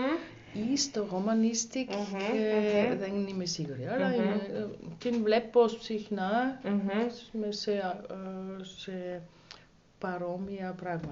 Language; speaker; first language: Greek; non-native, learner; German